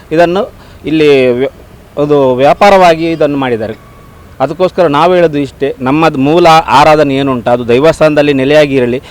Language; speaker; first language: Kannada; non-native, local second language; Tulu